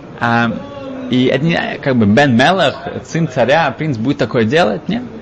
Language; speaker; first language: Russian; early bilingual, heritage; Russian